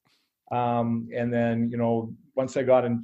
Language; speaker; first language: English; native; English